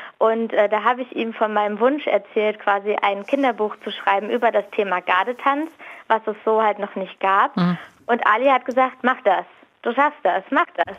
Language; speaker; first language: German; native; German